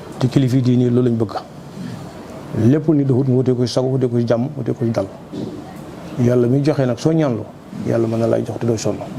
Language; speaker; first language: Wolof; native; Wolof